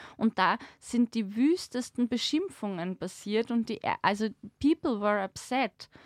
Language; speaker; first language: German; native; German